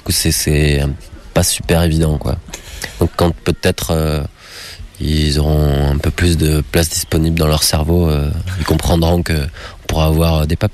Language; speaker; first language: French; native; French